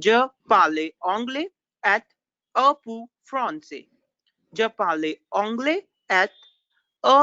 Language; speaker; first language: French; non-native, learner; Hindi